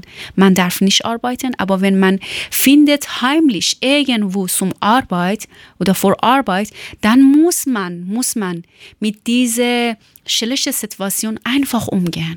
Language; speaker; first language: German; non-native, learner; Persian